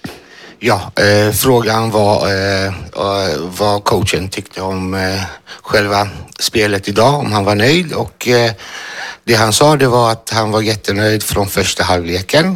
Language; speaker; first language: Swedish; non-native, fluent; Greek